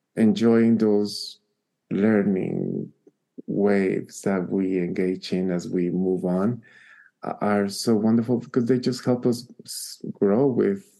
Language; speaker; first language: English; non-native, fluent; Spanish